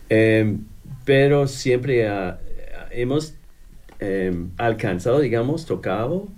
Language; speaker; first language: Spanish; non-native, fluent; English